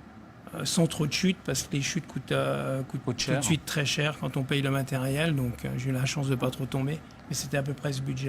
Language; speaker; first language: French; native; French